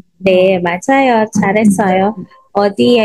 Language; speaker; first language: Korean; non-native, fluent; Filipino